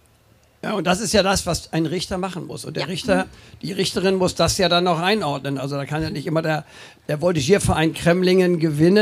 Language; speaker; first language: German; native; German